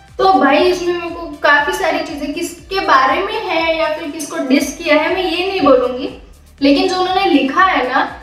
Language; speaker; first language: Hindi; non-native, local second language; Marathi